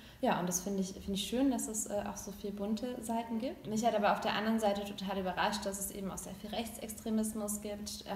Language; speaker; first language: German; native; German